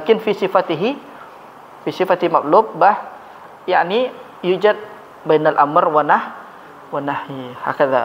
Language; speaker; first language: Arabic; non-native, fluent; Indonesian